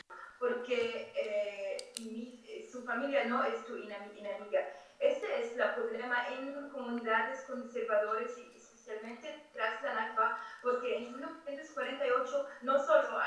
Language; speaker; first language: Spanish; non-native, fluent; Arabic